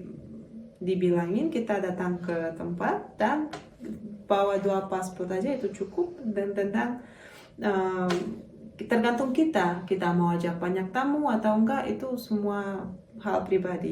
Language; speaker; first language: Indonesian; non-native, fluent; Russian